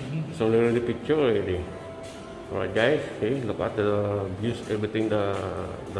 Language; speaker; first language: English; non-native, learner; Filipino